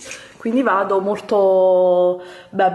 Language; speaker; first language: Italian; native; Italian